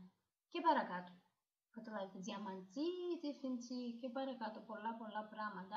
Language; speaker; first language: Greek; non-native, learner; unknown